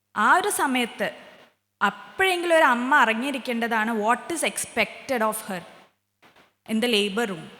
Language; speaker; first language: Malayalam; early bilingual, heritage; Malayalam